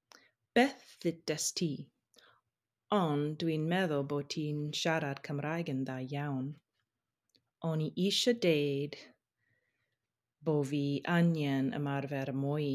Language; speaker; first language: Welsh; non-native, learner; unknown